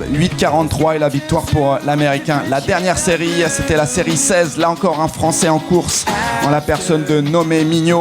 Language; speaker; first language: French; native; French